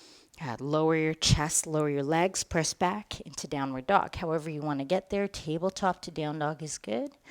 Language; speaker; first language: English; native; English